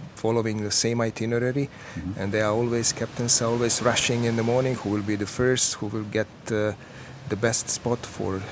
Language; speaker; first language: English; non-native, fluent; Croatian